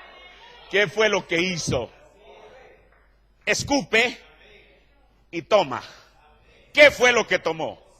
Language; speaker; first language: Spanish; native; Spanish